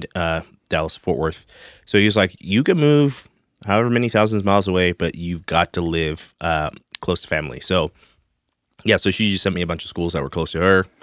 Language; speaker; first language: English; non-native, local second language; Shona